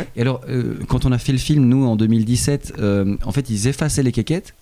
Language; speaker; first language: French; native; French